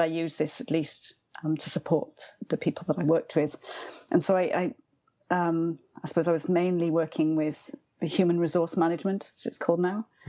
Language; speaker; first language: English; native; English